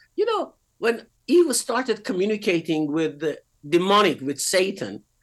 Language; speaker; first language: English; non-native, fluent; Persian